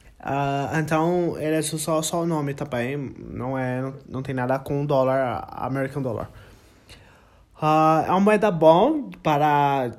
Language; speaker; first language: Portuguese; non-native, learner; English